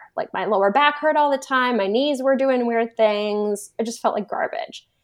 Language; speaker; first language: English; native; English